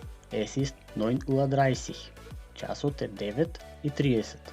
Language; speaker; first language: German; non-native, fluent; Macedonian